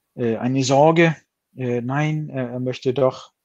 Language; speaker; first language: German; non-native, fluent; Danish